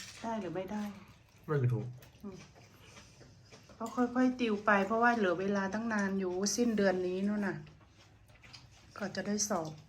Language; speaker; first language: Thai; native; Thai